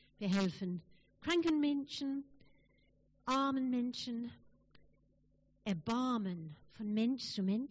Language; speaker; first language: German; non-native, fluent; English